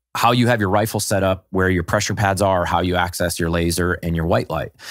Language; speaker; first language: English; native; English